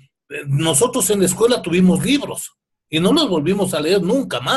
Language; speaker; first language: Spanish; native; Spanish